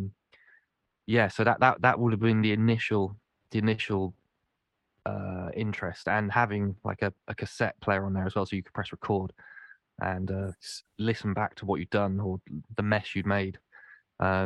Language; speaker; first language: English; native; English